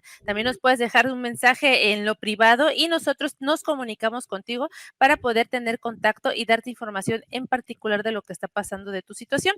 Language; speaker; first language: Spanish; native; Spanish